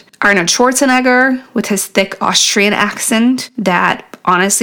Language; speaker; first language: English; non-native, fluent; Polish